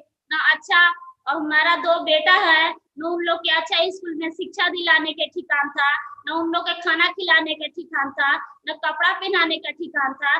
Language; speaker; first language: Hindi; non-native, local second language; Bhojpuri